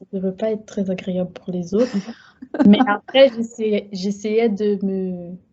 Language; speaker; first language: French; native; French